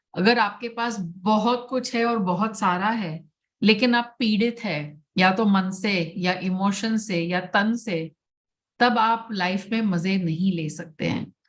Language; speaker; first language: Hindi; non-native, local second language; Gujarati